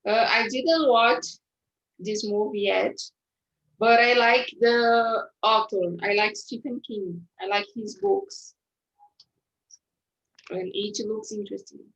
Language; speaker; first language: English; non-native, fluent; Portuguese